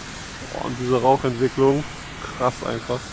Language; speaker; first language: German; native; German